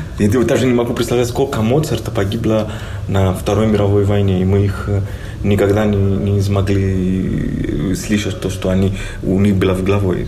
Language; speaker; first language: Russian; non-native, fluent; Greek